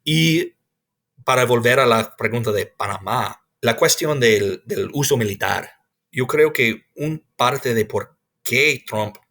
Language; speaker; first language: Spanish; non-native, fluent; English